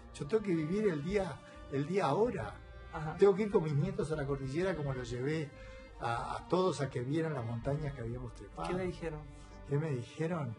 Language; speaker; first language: Spanish; native; Spanish